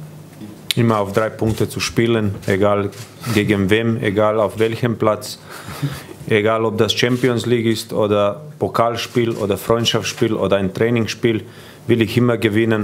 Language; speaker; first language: German; non-native, fluent; Croatian